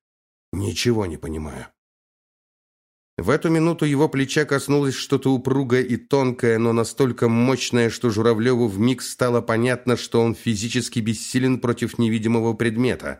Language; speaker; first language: Russian; native; Russian